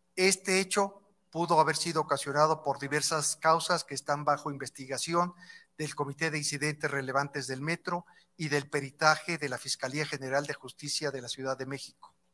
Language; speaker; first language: Spanish; native; Spanish